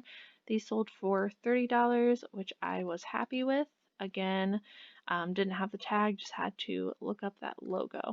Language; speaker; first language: English; native; English